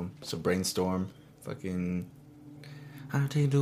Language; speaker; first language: English; early bilingual, other home language; Spanish